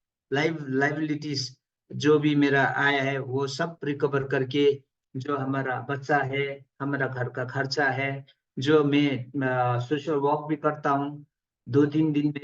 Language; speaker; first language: Hindi; non-native, local second language; Nepali